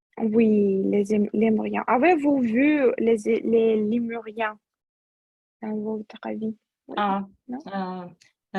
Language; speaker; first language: French; non-native, fluent; Russian